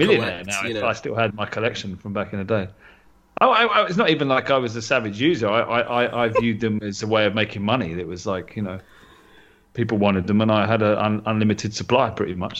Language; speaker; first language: English; native; English